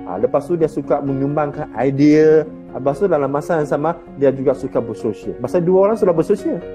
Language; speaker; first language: Malay; non-native, local second language; Chinese